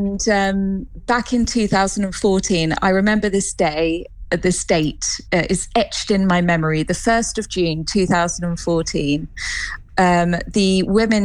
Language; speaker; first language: English; native; English